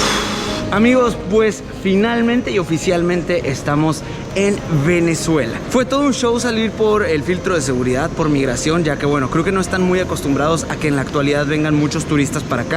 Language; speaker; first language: Spanish; native; Spanish